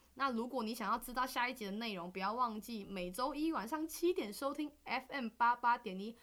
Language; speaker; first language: Chinese; native; Chinese